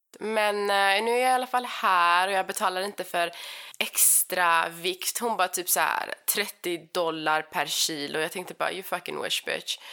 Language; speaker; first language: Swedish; early bilingual, heritage; Swedish